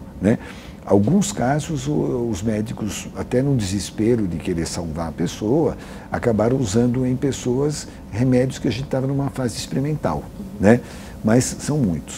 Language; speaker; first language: Portuguese; native; Portuguese